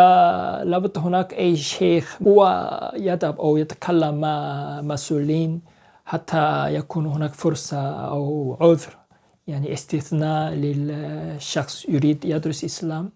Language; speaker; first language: Arabic; non-native, learner; Korean